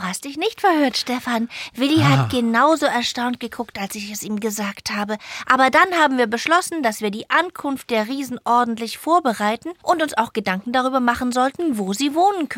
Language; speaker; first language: German; native; German